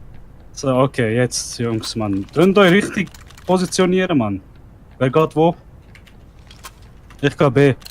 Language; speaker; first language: German; native; German